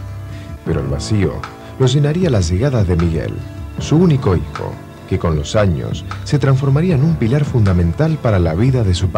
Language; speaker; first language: Spanish; native; Spanish